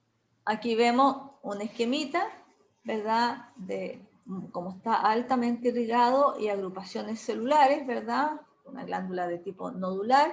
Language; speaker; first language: Spanish; native; Spanish